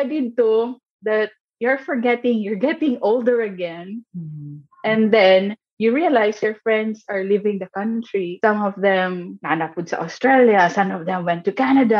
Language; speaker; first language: English; non-native, local second language; Cebuano